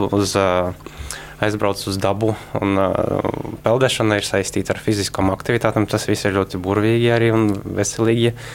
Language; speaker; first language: Latvian; non-native, local second language; Russian